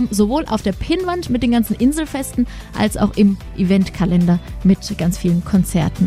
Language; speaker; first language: German; native; German